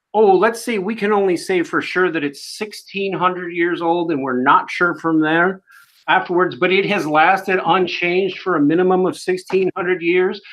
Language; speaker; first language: English; native; English